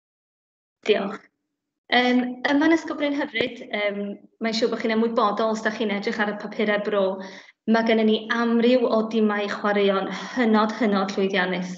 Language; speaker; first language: Welsh; native; Welsh